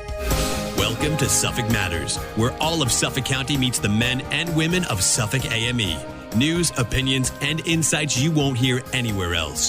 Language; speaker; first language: English; native; English